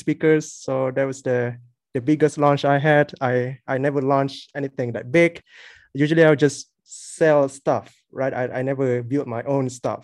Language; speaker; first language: English; non-native, local second language; Malay